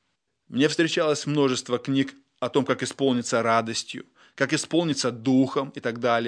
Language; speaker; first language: Russian; native; Russian